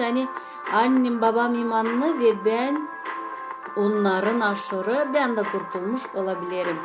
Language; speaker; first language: Turkish; non-native, fluent; Azerbaijani